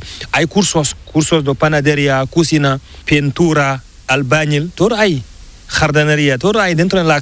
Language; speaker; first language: Spanish; non-native, learner; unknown